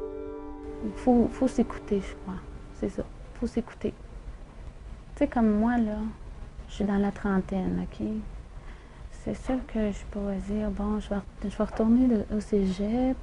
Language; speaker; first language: French; native; French